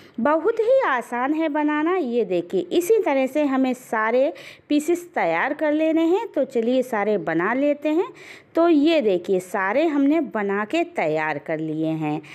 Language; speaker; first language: Hindi; native; Hindi